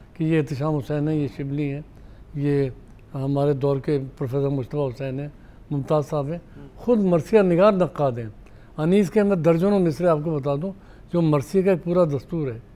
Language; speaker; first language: Urdu; native; Urdu